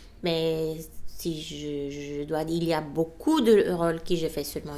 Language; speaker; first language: French; non-native, fluent; Bulgarian